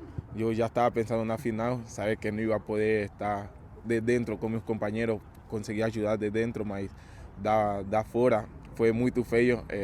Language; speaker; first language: Portuguese; non-native, fluent; Spanish